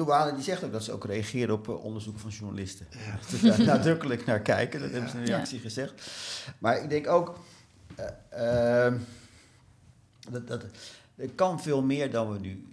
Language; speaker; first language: Dutch; native; Dutch